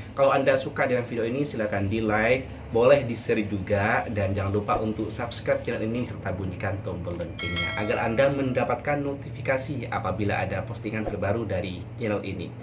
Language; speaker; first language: Indonesian; non-native, local second language; Madurese